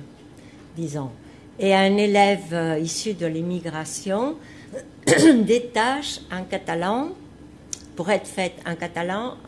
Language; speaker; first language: French; non-native, fluent; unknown